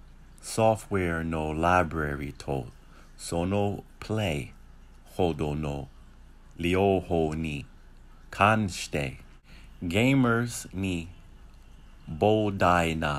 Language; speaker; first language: Japanese; non-native, learner; English